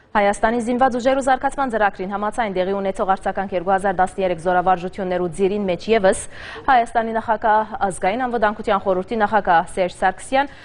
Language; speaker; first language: Armenian; native; Armenian